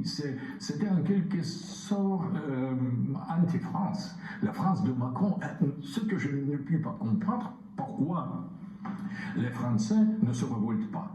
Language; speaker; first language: French; non-native, fluent; Russian